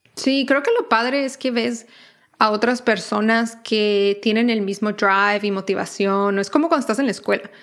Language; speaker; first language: Spanish; native; Spanish